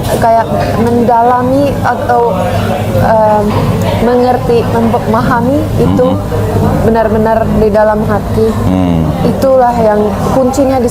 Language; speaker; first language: Indonesian; non-native, fluent; Finnish